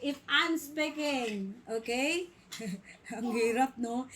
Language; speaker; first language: English; non-native, local second language; Filipino